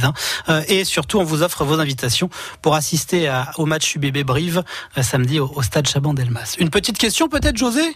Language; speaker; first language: French; native; French